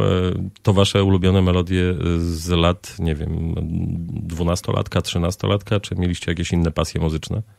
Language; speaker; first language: Polish; native; Polish